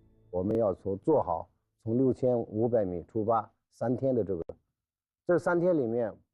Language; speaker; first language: Chinese; native; Chinese